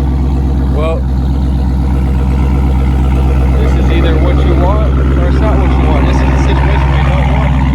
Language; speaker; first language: English; native; English